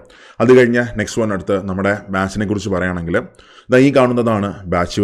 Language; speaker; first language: Malayalam; native; Malayalam